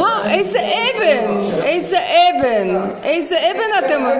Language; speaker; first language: Hebrew; non-native, fluent; Russian